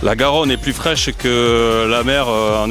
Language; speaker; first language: French; native; French